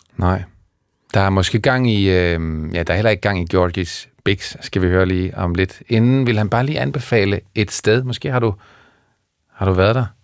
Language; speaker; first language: Danish; native; Danish